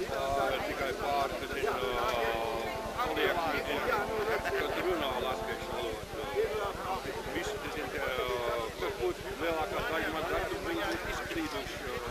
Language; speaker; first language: Latvian; early bilingual, heritage; Latvian